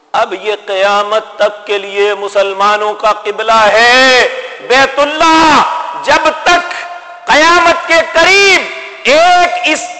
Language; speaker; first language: Urdu; non-native, local second language; Punjabi